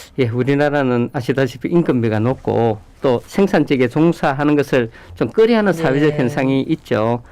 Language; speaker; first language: Korean; native; Korean